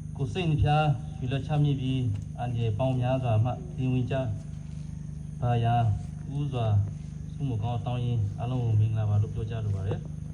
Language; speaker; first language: Burmese; non-native, local second language; Western Kayah